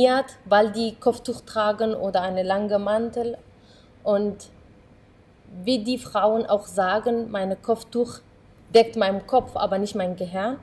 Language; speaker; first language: German; non-native, fluent; Arabic